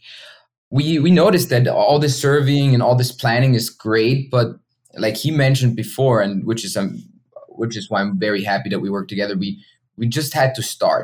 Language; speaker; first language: English; non-native, fluent; German